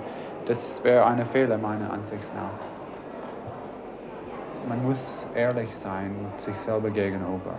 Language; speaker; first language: German; non-native, fluent; English